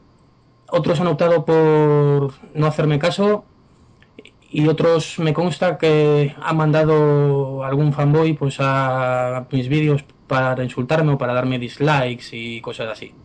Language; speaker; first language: Spanish; native; Spanish